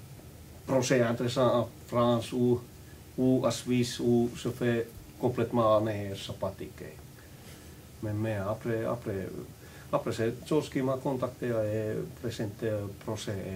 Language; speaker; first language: French; non-native, learner; Finnish